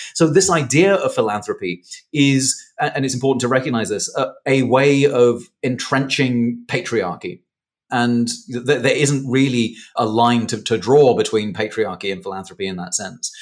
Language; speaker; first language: English; native; English